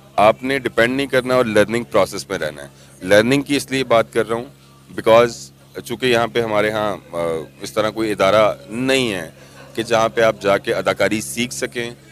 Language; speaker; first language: Urdu; non-native, local second language; Punjabi